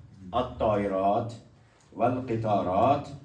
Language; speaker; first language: Arabic; non-native, fluent; Urdu